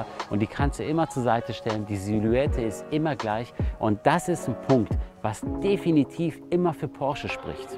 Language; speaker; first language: German; native; German